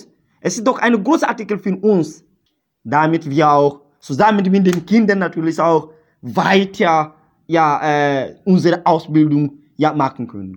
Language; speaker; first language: German; non-native, learner; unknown